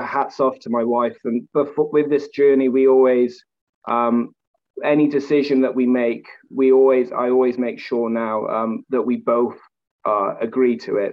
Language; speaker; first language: English; native; English